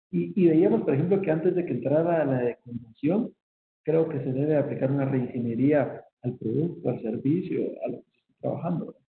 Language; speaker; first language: Spanish; native; Spanish